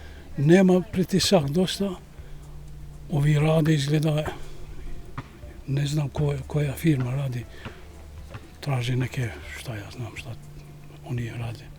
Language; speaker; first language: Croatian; non-native, local second language; Albanian